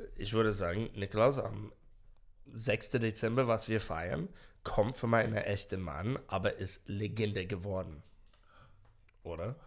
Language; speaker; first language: German; non-native, fluent; English